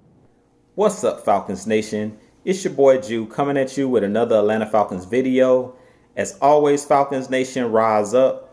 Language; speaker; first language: English; native; English